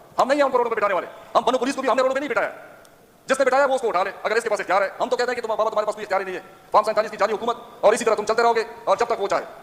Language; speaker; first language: Urdu; non-native, local second language; Pashto